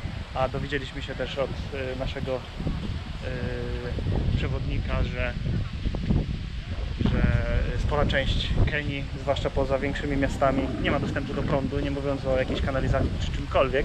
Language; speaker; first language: Polish; native; Polish